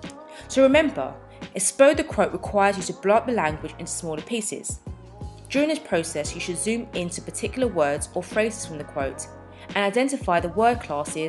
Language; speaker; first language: English; native; English